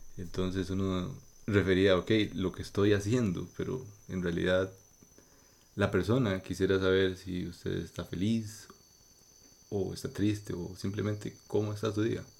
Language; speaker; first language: Spanish; native; Spanish